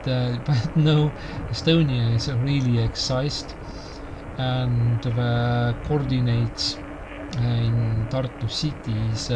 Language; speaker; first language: English; non-native, learner; Estonian